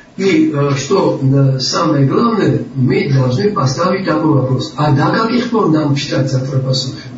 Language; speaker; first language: Russian; non-native, local second language; Georgian